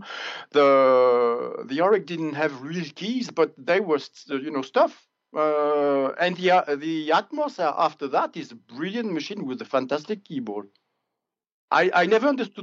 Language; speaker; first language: English; non-native, fluent; French